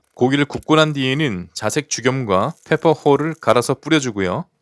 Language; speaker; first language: Korean; native; Korean